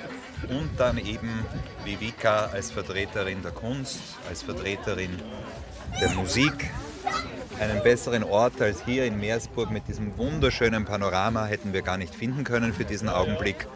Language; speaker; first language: German; native; German